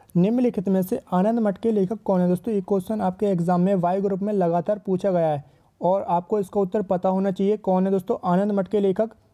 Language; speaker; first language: Hindi; native; Hindi